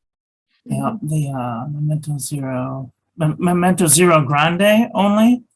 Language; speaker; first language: English; native; English